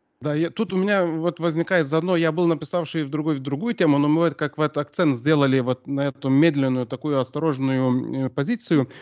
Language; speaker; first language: Russian; non-native, local second language; Lithuanian